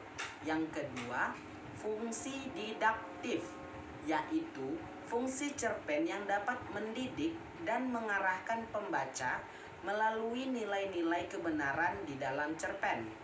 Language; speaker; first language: Indonesian; native; Indonesian